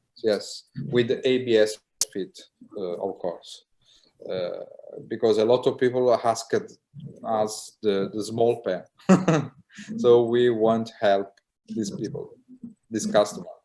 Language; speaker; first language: English; non-native, learner; Italian